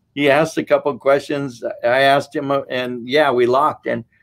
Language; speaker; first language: English; native; English